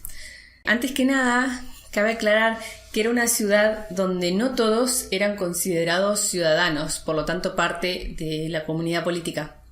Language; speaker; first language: Spanish; native; Spanish